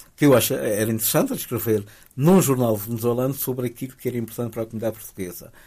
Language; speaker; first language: Portuguese; early bilingual, other home language; Spanish